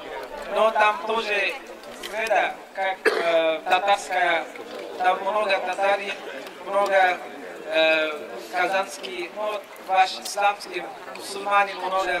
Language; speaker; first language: Russian; non-native, learner; Bangla